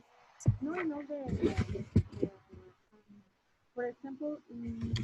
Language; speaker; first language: English; non-native, learner; Spanish